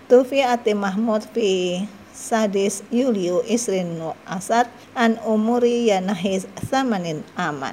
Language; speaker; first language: Arabic; non-native, learner; Indonesian